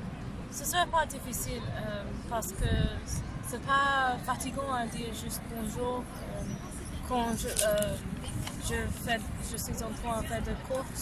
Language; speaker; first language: French; non-native, learner; English